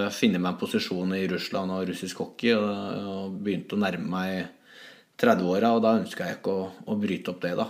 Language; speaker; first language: Norwegian; native; Norwegian